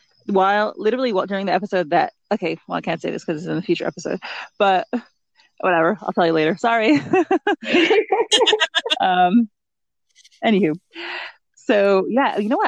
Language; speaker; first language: English; native; English